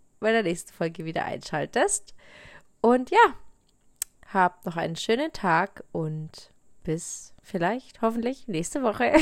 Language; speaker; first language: German; native; German